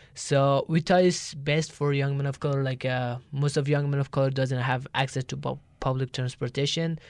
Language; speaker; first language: English; non-native, learner; Turkish